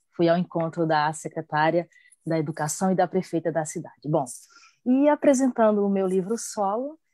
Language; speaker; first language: Portuguese; native; Portuguese